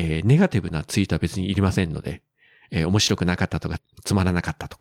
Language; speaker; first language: Japanese; native; Japanese